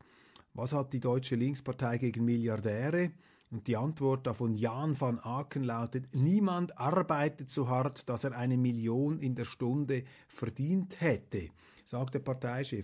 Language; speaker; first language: German; native; German